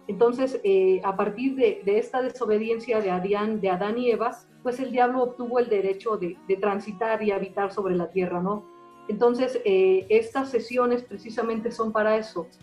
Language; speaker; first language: Spanish; native; Spanish